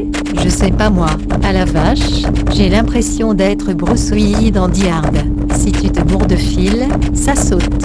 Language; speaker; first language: French; native; French